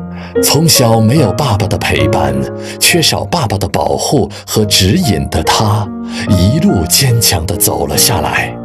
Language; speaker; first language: Chinese; native; Chinese